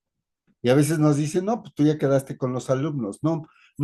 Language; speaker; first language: Spanish; native; Spanish